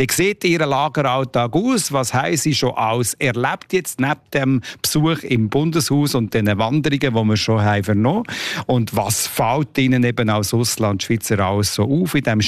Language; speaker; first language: German; native; German